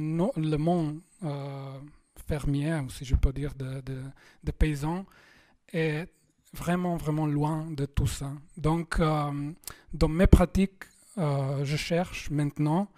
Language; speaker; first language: French; non-native, fluent; Slovenian